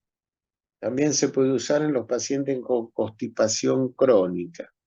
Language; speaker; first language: Spanish; native; Spanish